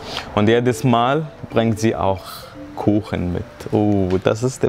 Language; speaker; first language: German; non-native, fluent; Arabic